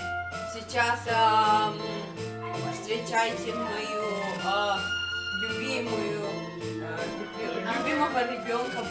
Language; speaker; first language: Russian; non-native, learner; English